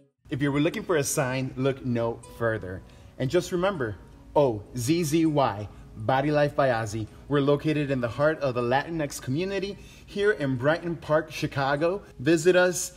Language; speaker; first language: English; native; English